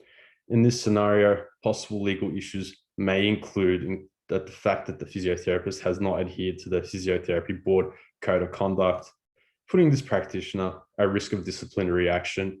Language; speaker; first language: English; native; English